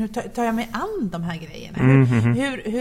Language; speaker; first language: Swedish; native; Swedish